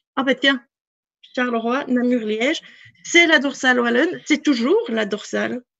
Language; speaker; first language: French; native; French